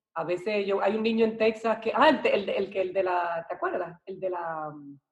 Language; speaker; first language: Spanish; native; Spanish